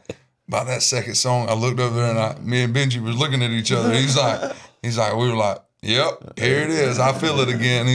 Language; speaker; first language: English; native; English